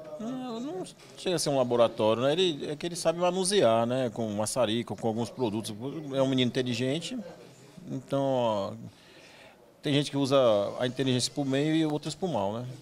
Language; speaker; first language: Portuguese; native; Portuguese